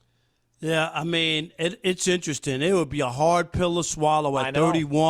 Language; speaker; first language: English; native; English